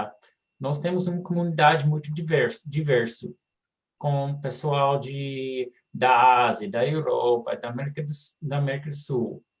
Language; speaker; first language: Portuguese; non-native, fluent; English